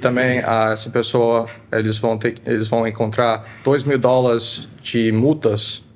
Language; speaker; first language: Portuguese; early bilingual, heritage; Portuguese